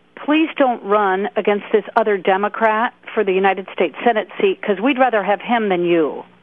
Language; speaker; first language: English; native; English